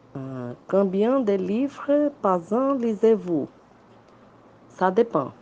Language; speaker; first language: French; non-native, learner; Portuguese